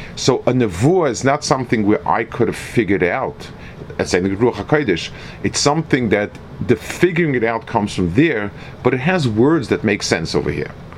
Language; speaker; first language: English; native; English